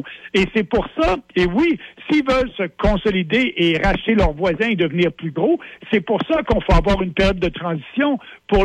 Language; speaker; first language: French; native; French